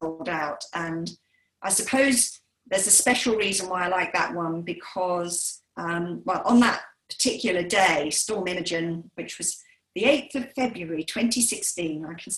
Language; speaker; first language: English; native; English